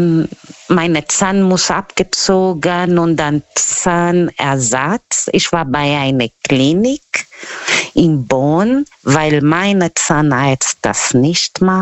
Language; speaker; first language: German; non-native, fluent; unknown